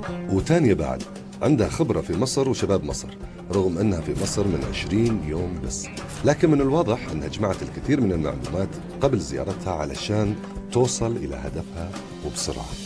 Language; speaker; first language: Arabic; native; Arabic